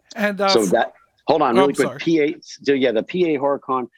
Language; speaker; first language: English; native; English